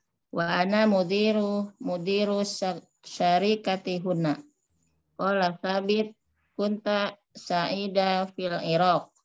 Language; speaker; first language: Arabic; non-native, learner; Indonesian